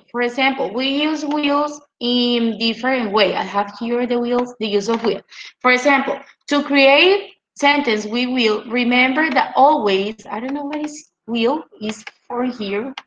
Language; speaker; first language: English; non-native, fluent; Spanish